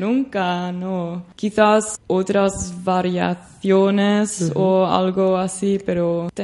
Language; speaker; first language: Spanish; non-native, learner; Dutch